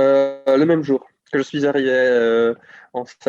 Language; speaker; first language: French; non-native, fluent; Czech